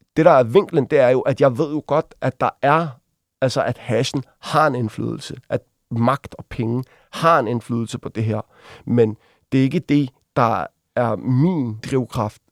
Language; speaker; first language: Danish; early bilingual, other home language; Arabic